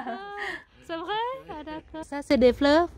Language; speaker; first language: French; non-native, learner; Vietnamese